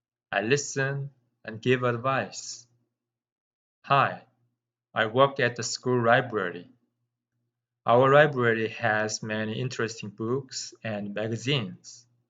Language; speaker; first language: English; non-native, fluent; Korean